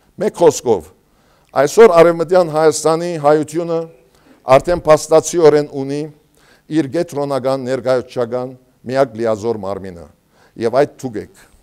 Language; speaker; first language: Armenian; early bilingual, heritage; Armenian